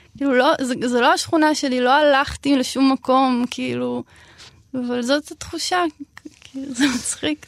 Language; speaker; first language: Hebrew; early bilingual, other home language; Russian